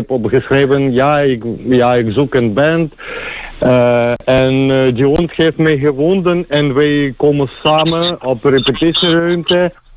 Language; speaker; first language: Dutch; non-native, learner; Ukrainian